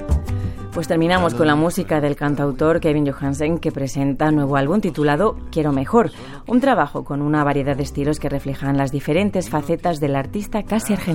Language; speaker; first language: Spanish; native; Spanish